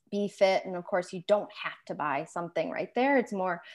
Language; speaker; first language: English; native; English